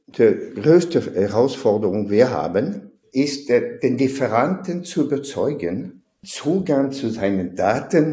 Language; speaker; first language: German; non-native, fluent; French